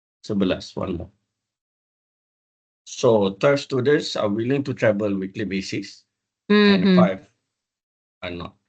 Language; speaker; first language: English; non-native, local second language; Malay